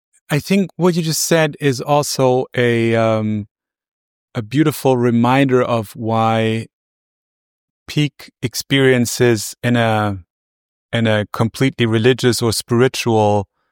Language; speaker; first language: English; non-native, fluent; German